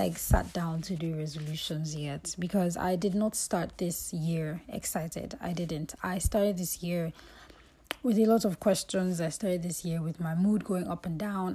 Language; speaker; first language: English; non-native, local second language; Yoruba